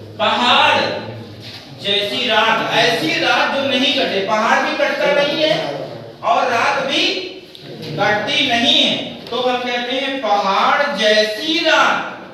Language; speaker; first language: Urdu; native; Urdu